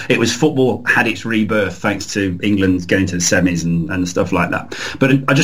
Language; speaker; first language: English; native; English